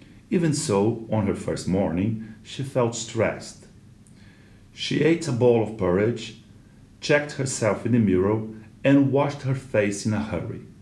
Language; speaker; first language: English; non-native, fluent; Portuguese